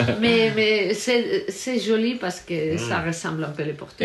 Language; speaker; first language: French; non-native, learner; Galician